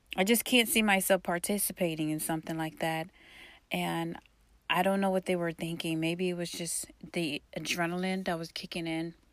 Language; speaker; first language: English; early bilingual, other home language; Haitian Creole